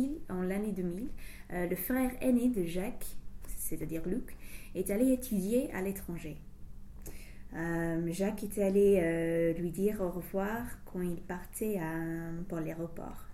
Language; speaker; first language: French; non-native, fluent; English